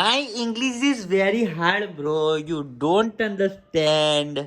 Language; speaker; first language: English; non-native, learner; Gujarati